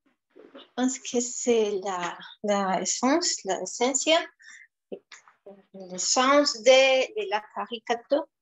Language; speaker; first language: French; non-native, fluent; Spanish